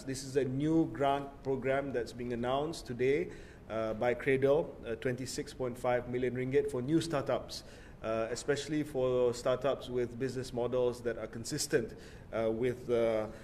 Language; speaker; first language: English; non-native, local second language; Malay